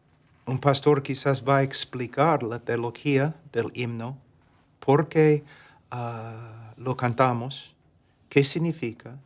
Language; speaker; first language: Spanish; non-native, fluent; English